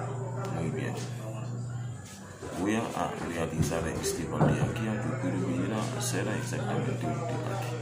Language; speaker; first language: Spanish; non-native, learner; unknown